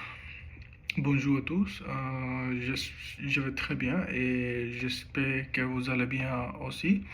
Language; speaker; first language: French; non-native, learner; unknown